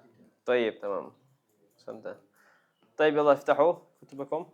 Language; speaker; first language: Arabic; non-native, fluent; Indonesian